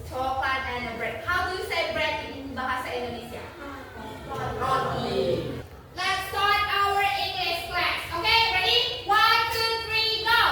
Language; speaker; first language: English; non-native, learner; Indonesian